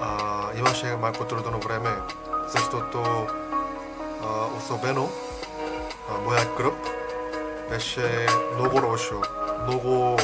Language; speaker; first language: Bulgarian; non-native, learner; Korean